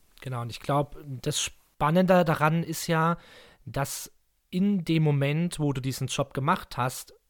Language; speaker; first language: German; native; German